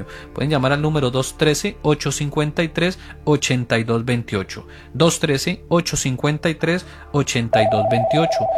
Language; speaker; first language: Spanish; native; Spanish